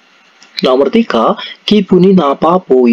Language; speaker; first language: Korean; non-native, learner; Indonesian